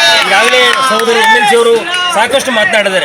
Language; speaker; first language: Kannada; native; Kannada